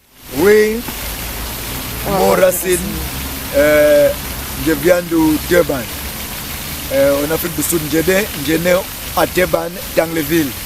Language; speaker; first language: French; non-native, learner; English